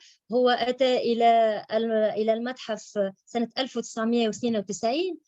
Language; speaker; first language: Arabic; native; Arabic